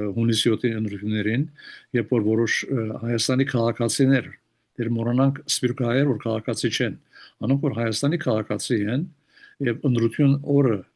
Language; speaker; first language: Armenian; early bilingual, heritage; Armenian